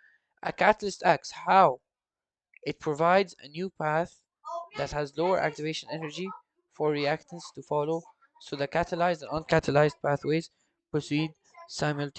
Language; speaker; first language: English; non-native, fluent; Arabic